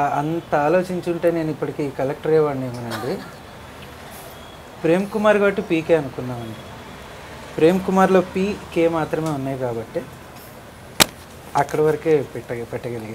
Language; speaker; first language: Telugu; native; Telugu